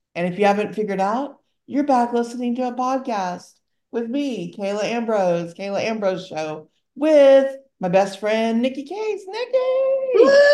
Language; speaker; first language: English; native; English